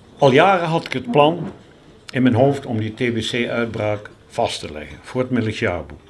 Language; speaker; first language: Dutch; native; Dutch